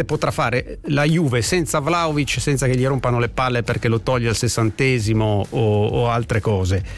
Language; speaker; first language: Italian; native; Italian